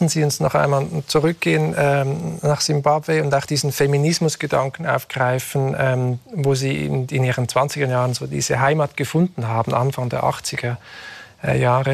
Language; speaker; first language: German; native; German